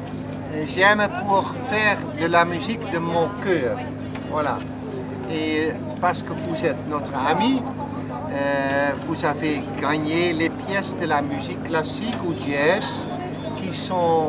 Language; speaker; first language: French; non-native, learner; Dutch